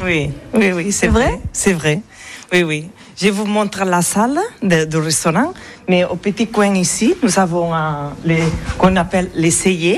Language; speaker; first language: French; non-native, learner; Catalan